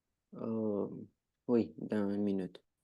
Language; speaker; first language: French; non-native, learner; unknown